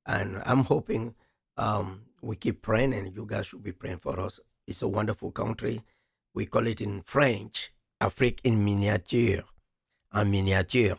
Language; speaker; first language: English; non-native, local second language; French